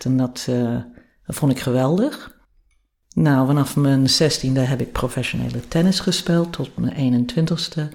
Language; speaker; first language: Dutch; non-native, fluent; English